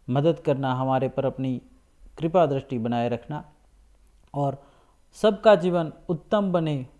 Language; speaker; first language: Hindi; non-native, local second language; Gujarati